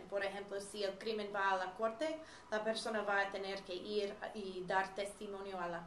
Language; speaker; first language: Spanish; non-native, fluent; English